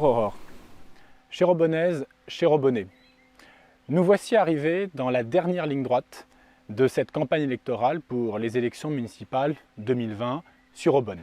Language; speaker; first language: French; native; French